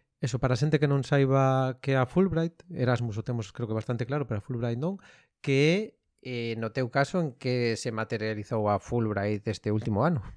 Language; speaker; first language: Galician; non-native, local second language; Spanish